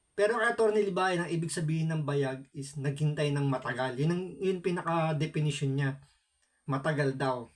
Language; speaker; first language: Filipino; native; Filipino